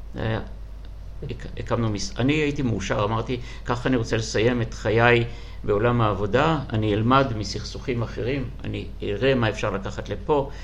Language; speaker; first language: Hebrew; non-native, fluent; Russian